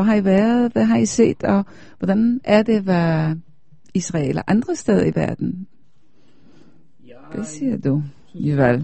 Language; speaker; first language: Danish; non-native, fluent; Polish